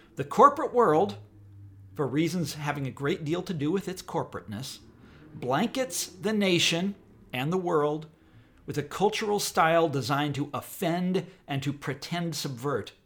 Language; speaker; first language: English; native; English